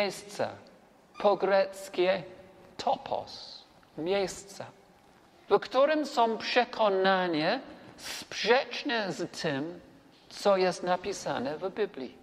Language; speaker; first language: Polish; non-native, learner; English